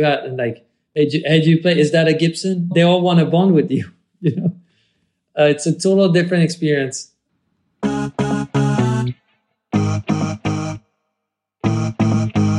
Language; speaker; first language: English; non-native, fluent; French